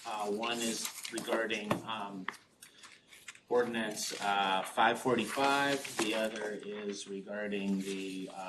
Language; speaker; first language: English; native; English